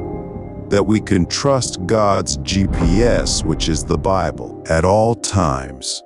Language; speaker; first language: English; non-native, fluent; Czech